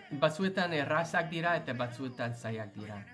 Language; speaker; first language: Basque; non-native, learner; English